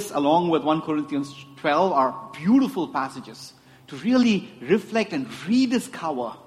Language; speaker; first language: English; non-native, local second language; Tamil